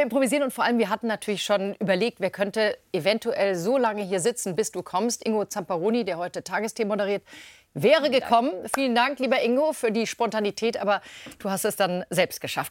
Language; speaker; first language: German; native; German